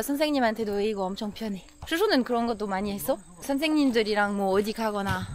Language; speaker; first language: Korean; non-native, fluent; French